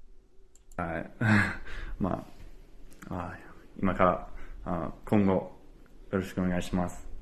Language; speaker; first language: Japanese; non-native, fluent; English